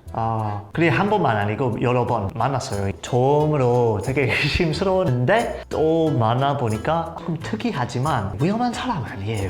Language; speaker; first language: Korean; non-native, fluent; English